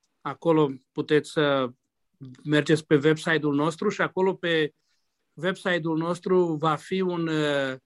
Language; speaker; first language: Romanian; non-native, local second language; Hungarian